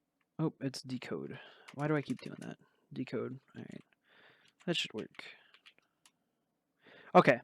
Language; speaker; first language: English; native; English